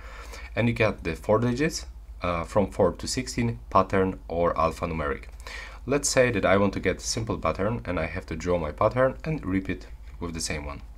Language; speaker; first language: English; non-native, fluent; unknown